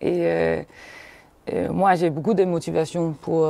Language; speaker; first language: French; non-native, fluent; Danish